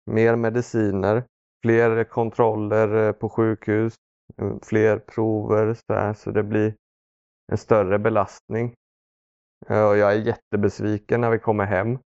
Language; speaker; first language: Swedish; early bilingual, other home language; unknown